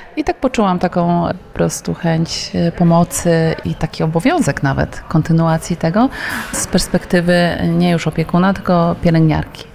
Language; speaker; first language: Polish; native; Polish